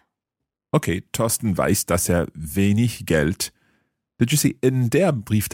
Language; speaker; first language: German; non-native, learner; English